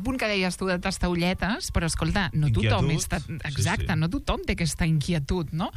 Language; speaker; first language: Catalan; native; Catalan